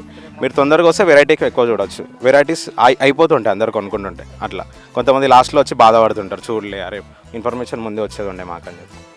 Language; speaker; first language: Telugu; native; Telugu